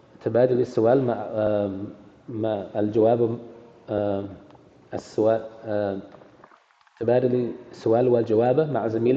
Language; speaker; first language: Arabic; non-native, fluent; English